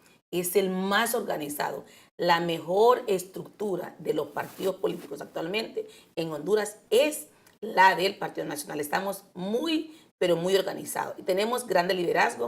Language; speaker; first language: Spanish; native; Spanish